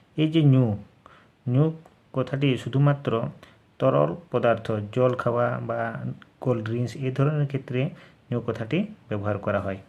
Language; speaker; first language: Bangla; non-native, local second language; Santali